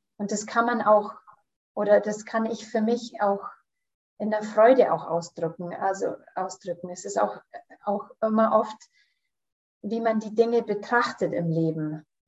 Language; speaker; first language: German; early bilingual, heritage; German